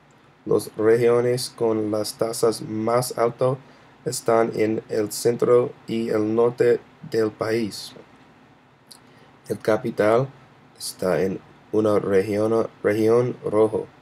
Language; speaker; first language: Spanish; non-native, learner; English